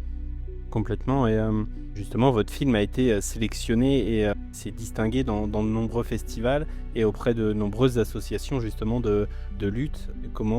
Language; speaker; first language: French; native; French